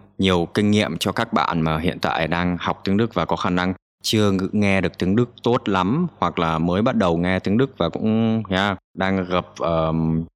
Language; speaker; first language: Vietnamese; native; Vietnamese